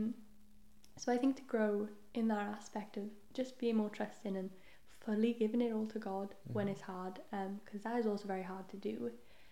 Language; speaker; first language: English; non-native, local second language; Welsh